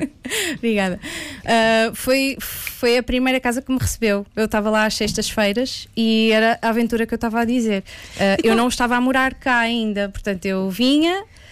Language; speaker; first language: Portuguese; native; Portuguese